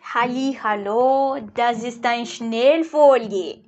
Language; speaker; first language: German; non-native, learner; Portuguese